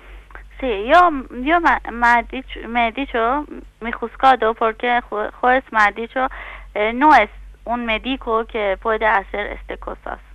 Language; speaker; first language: Spanish; non-native, learner; Persian